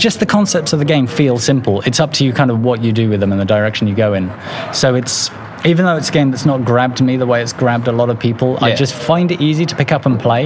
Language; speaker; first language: English; native; English